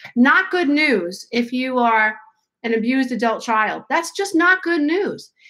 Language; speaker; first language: English; native; English